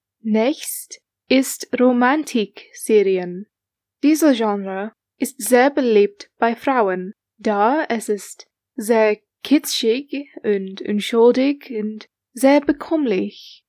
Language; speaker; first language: German; non-native, learner; English